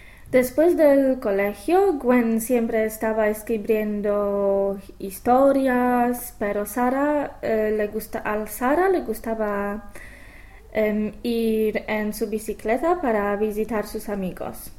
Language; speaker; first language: Spanish; non-native, fluent; English